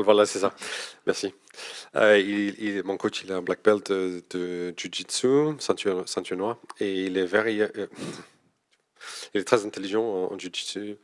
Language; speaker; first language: French; non-native, fluent; English